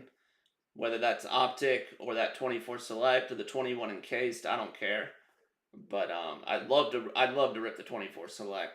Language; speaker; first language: English; native; English